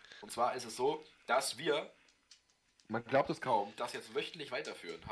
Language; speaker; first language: German; native; German